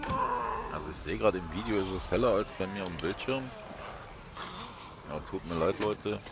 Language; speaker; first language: German; native; German